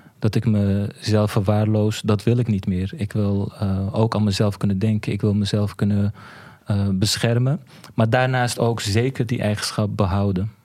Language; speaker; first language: Dutch; early bilingual, other home language; Turkish